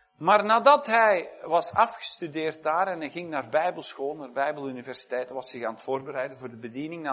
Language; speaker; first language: Dutch; native; Dutch